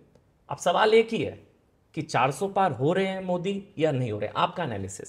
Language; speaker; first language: Hindi; native; Hindi